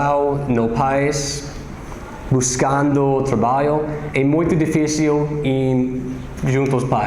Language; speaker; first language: Portuguese; non-native, fluent; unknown